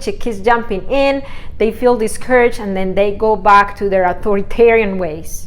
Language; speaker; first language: English; non-native, fluent; Spanish